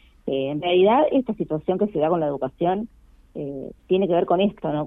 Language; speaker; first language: Spanish; native; Spanish